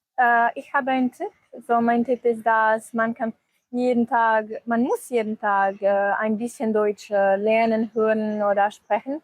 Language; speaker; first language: German; non-native, learner; Croatian